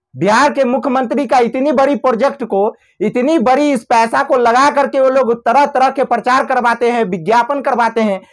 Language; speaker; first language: Hindi; native; Hindi